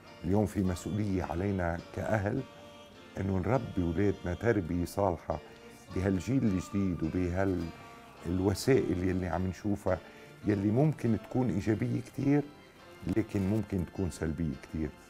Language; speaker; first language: Arabic; native; Arabic